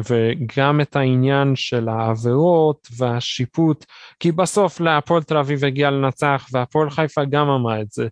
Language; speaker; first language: Hebrew; native; Hebrew